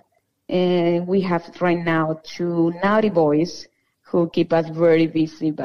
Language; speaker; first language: English; non-native, fluent; Spanish